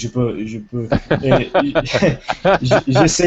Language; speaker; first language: French; non-native, learner; English